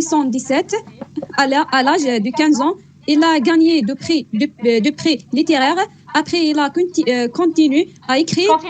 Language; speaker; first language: French; non-native, learner; Arabic